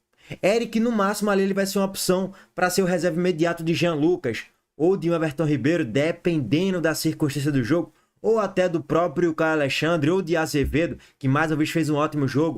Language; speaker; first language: Portuguese; native; Portuguese